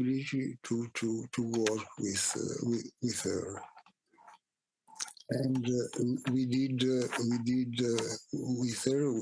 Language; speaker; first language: English; non-native, fluent; Italian